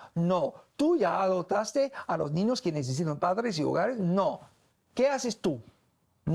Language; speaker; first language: Spanish; non-native, learner; English